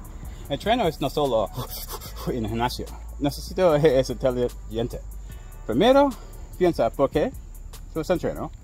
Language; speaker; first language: Spanish; non-native, learner; English